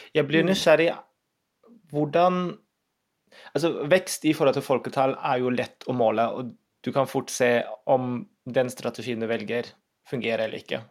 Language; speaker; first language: Norwegian; non-native, fluent; German